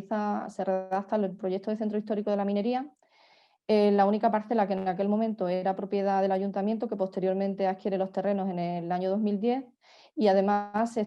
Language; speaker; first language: Spanish; native; Spanish